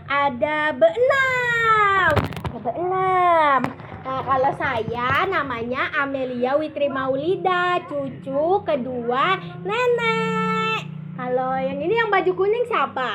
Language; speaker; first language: Indonesian; native; Indonesian